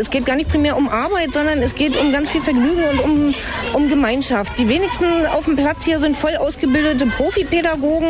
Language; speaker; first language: German; native; German